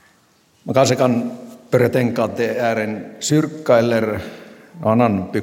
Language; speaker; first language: Swedish; non-native, local second language; Finnish